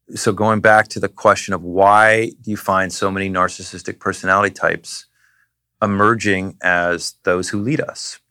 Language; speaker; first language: English; native; English